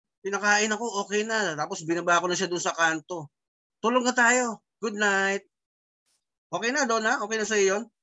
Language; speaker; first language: Filipino; native; Filipino